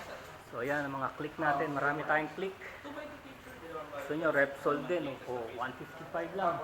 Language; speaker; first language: Filipino; native; Filipino